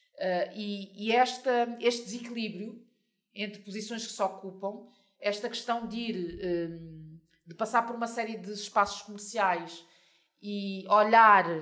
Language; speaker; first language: Portuguese; native; Portuguese